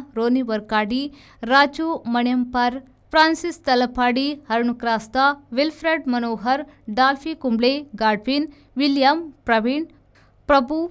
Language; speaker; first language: Kannada; native; Kannada